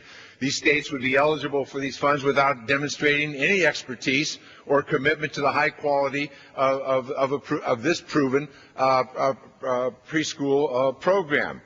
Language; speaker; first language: English; native; English